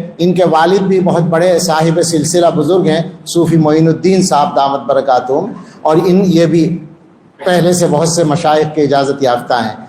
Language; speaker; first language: Urdu; non-native, local second language; Punjabi